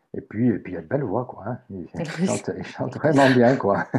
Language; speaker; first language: French; native; French